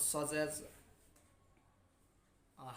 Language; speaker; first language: English; non-native, learner; Nepali